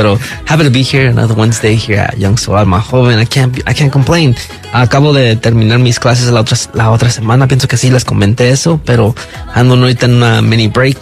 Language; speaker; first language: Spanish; early bilingual, heritage; Spanish